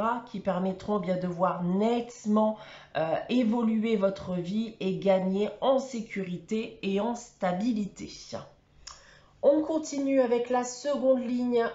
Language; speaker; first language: French; native; French